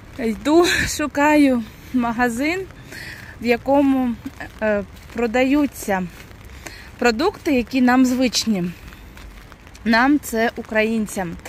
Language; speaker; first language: Ukrainian; non-native, local second language; Russian